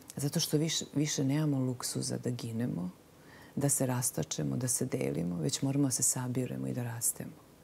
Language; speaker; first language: Serbian; native; Serbian